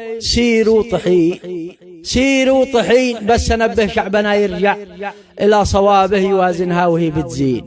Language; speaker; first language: Arabic; native; Arabic